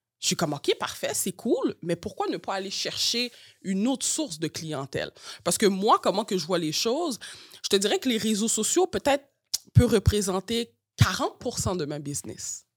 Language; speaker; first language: French; early bilingual, other home language; Haitian Creole